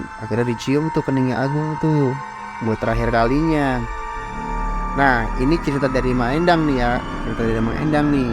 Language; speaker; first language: Indonesian; native; Indonesian